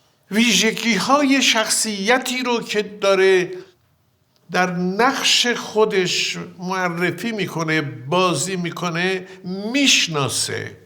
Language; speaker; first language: Persian; native; Persian